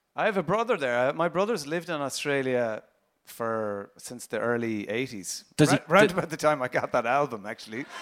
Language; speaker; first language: English; native; English